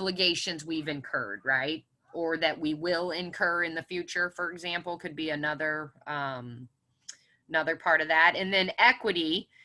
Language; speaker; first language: English; native; English